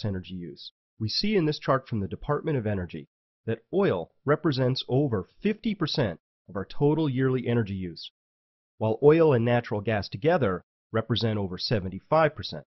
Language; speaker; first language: English; native; English